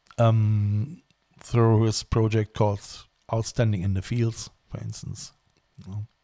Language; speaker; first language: English; non-native, fluent; German